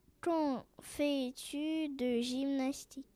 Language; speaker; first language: French; non-native, learner; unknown